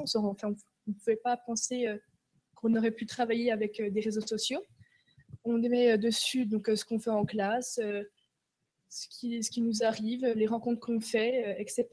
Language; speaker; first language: French; native; French